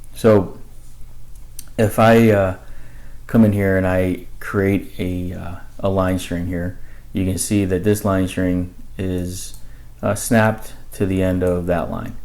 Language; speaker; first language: English; native; English